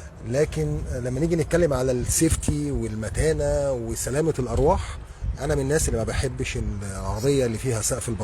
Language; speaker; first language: Arabic; native; Arabic